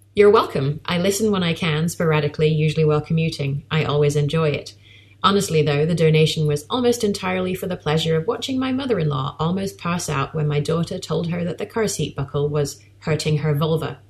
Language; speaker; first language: English; native; English